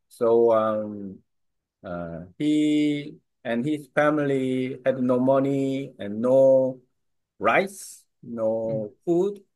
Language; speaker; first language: English; non-native, learner; Korean